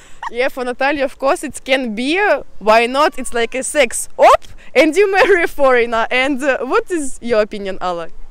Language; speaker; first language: English; non-native, fluent; Russian